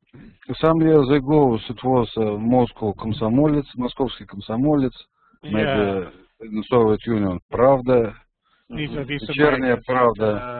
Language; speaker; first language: English; non-native, learner; Russian